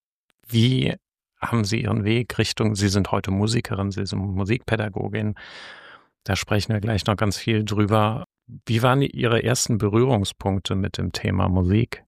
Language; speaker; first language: German; native; German